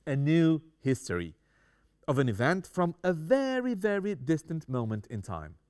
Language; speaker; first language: English; non-native, fluent; Romanian